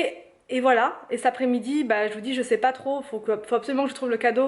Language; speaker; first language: French; native; French